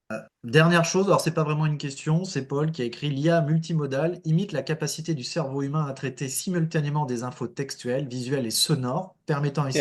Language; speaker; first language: French; native; French